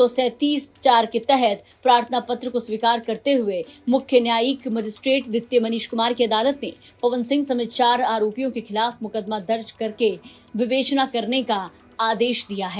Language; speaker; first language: Hindi; native; Hindi